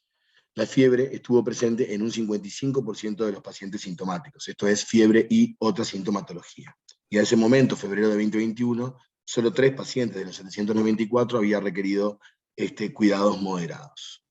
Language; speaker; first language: Spanish; native; Spanish